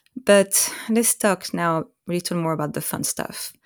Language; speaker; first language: English; non-native, fluent; French